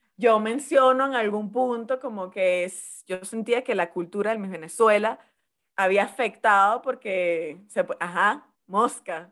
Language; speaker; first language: Spanish; native; Spanish